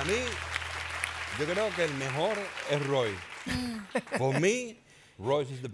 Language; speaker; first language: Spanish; early bilingual, heritage; Spanish